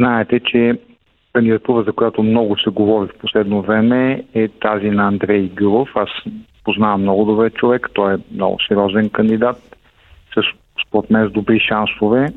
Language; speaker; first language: Bulgarian; native; Bulgarian